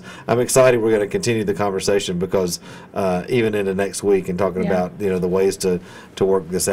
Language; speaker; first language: English; native; English